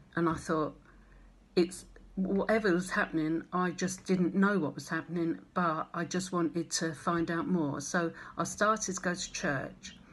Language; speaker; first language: English; native; English